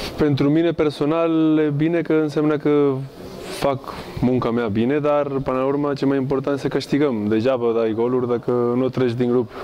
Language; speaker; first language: Romanian; non-native, fluent; Spanish